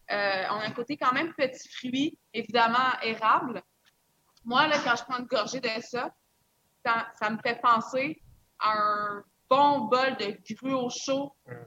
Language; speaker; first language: French; native; French